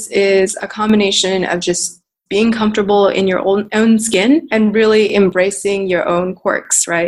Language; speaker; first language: English; native; English